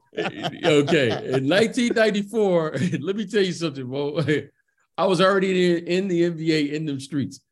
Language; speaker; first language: English; native; English